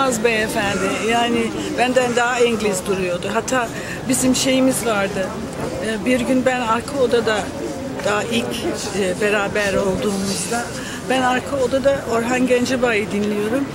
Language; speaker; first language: Turkish; non-native, fluent; English